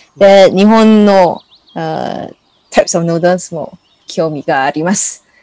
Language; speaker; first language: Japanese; non-native, learner; English